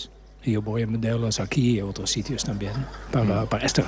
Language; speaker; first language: Spanish; non-native, learner; Dutch